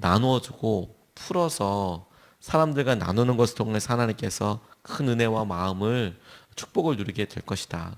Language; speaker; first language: Korean; native; Korean